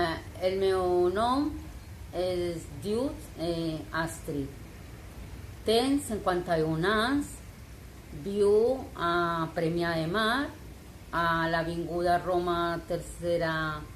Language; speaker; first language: Catalan; non-native, learner; Spanish